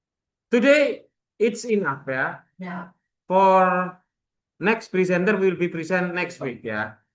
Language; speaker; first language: English; non-native, learner; Indonesian